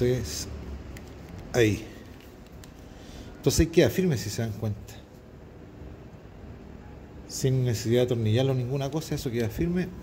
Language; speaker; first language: Spanish; native; Spanish